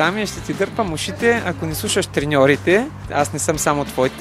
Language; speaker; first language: Bulgarian; native; Bulgarian